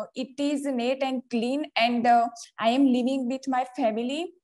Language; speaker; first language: English; non-native, local second language; Gujarati